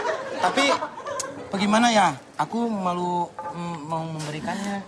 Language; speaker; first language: Indonesian; native; Indonesian